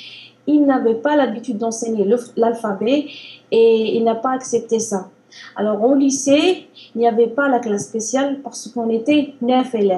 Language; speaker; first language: French; non-native, learner; Arabic